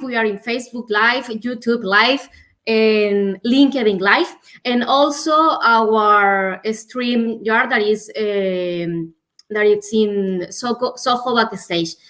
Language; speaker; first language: English; non-native, learner; Spanish